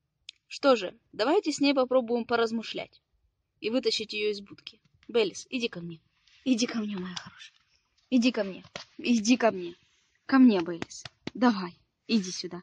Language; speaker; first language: Russian; native; Russian